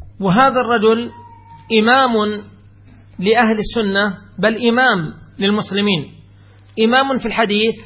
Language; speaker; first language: Arabic; native; Arabic